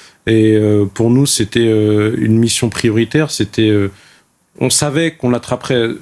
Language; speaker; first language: French; native; French